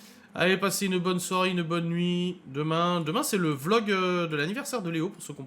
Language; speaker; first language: French; native; French